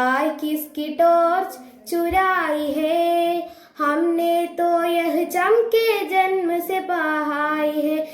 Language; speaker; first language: Hindi; non-native, local second language; Malayalam